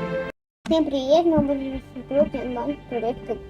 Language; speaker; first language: Russian; native; Russian